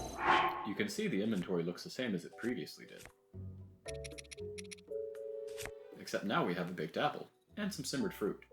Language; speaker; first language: English; native; English